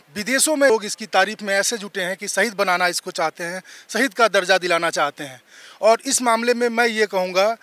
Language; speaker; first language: Hindi; native; Hindi